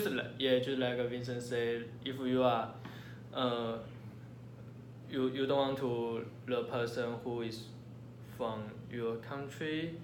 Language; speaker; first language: English; non-native, learner; Chinese